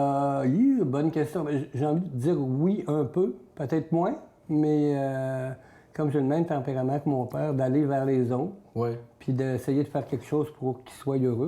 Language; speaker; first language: French; native; French